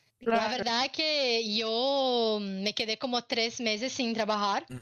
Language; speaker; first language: Spanish; non-native, learner; Portuguese